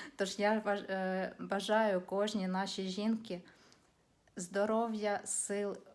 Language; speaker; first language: Ukrainian; non-native, local second language; Russian